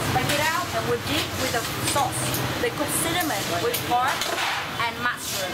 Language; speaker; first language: English; non-native, learner; Vietnamese